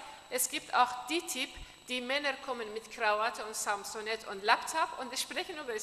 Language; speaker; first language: German; non-native, fluent; Persian